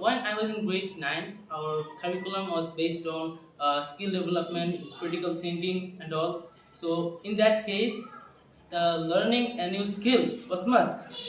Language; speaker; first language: English; non-native, learner; Bangla